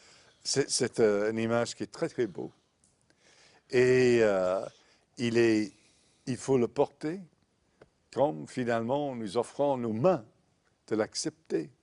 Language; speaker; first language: French; non-native, fluent; English